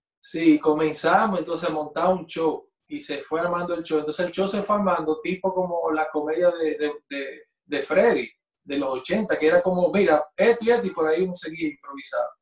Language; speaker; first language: Spanish; native; Spanish